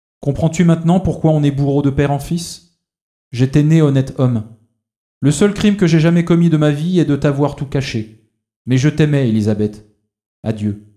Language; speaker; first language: French; native; French